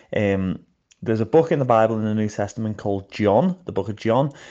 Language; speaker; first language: English; native; English